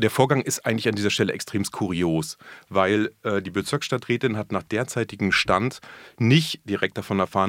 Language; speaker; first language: German; native; German